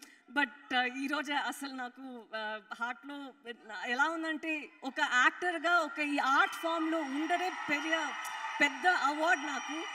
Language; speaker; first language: Telugu; non-native, fluent; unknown